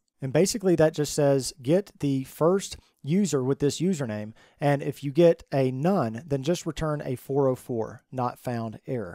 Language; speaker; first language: English; native; English